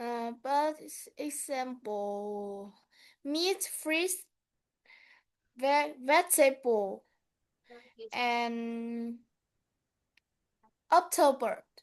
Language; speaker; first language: English; non-native, learner; Vietnamese